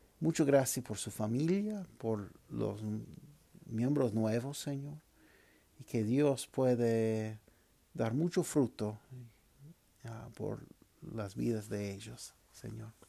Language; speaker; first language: Spanish; non-native, fluent; English